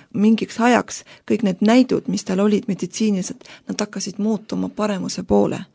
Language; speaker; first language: Estonian; non-native, local second language; Russian